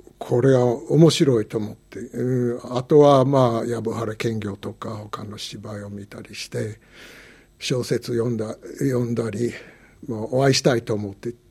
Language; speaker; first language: Japanese; non-native, fluent; English